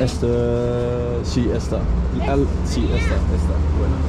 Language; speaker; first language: Spanish; non-native, learner; Dutch